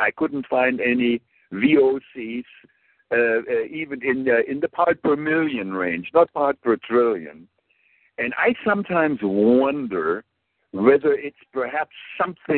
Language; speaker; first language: English; non-native, fluent; German